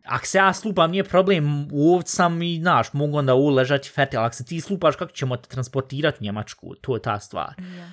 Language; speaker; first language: Bosnian; early bilingual, heritage; Bosnian